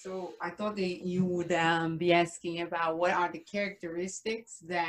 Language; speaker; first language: English; non-native, fluent; Portuguese